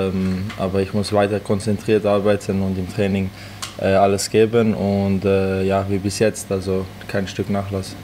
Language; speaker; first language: German; non-native, fluent; Serbian